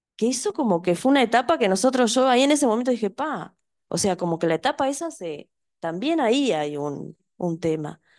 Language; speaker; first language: Spanish; native; Spanish